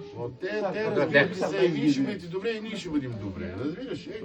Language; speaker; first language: Bulgarian; non-native, local second language; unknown